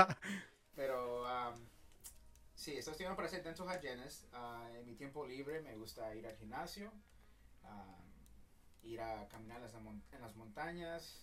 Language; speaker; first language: Spanish; early bilingual, heritage; Spanish